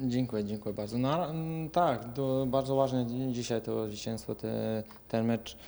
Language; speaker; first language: Polish; non-native, learner; Serbian